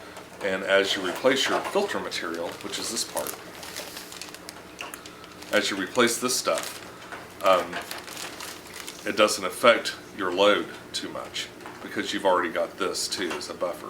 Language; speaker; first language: English; native; English